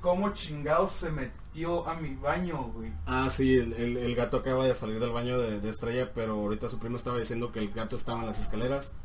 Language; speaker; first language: Spanish; native; Spanish